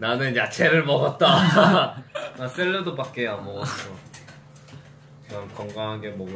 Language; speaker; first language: Korean; early bilingual, heritage; Korean